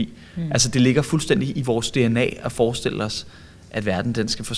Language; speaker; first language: Danish; native; Danish